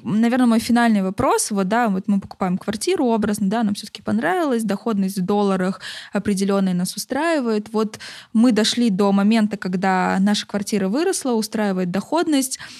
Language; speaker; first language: Russian; native; Russian